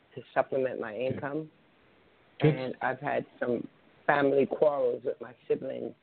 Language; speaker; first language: English; native; English